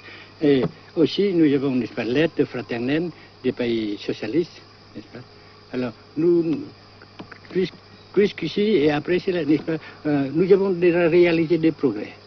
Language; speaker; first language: French; non-native, fluent; Vietnamese